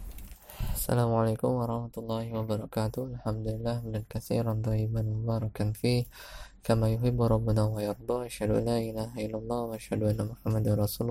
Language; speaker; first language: Arabic; non-native, fluent; Indonesian